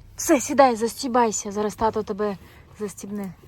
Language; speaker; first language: Ukrainian; non-native, local second language; Russian